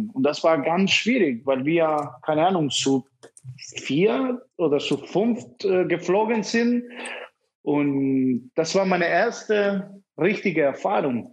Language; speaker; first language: German; non-native, fluent; Spanish